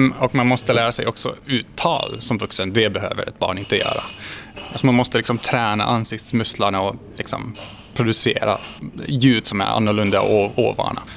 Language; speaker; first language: Swedish; non-native, fluent; Hungarian